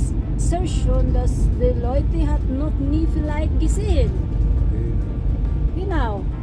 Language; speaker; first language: German; non-native, learner; Filipino